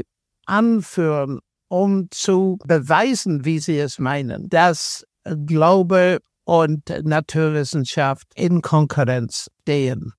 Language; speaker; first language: German; non-native, fluent; English